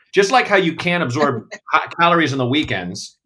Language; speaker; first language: English; native; English